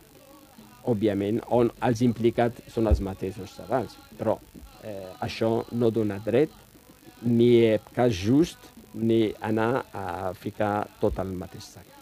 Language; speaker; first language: Catalan; non-native, fluent; Riffian